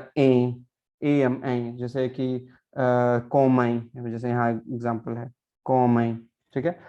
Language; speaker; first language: Hindi; native; Hindi